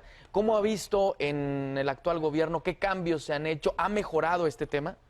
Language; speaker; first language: Spanish; native; Spanish